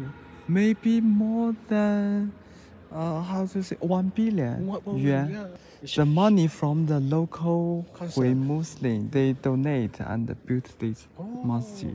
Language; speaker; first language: English; non-native, learner; Chinese